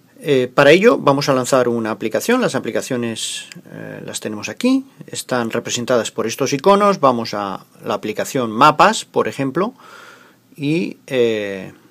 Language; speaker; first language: Spanish; native; Spanish